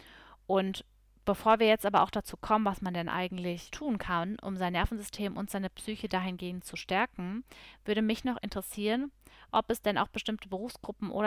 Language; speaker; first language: German; native; German